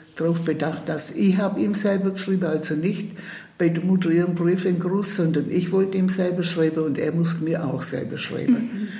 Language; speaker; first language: German; native; German